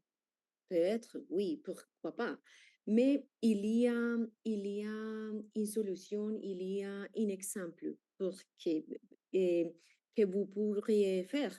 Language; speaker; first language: French; non-native, fluent; Spanish